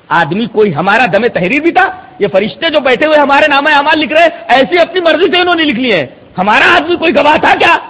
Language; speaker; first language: Urdu; native; Urdu